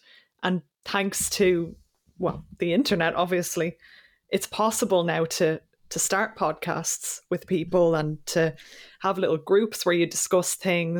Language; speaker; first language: English; native; English